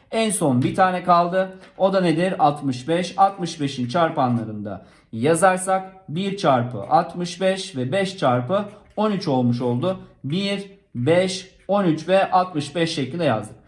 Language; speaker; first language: Turkish; native; Turkish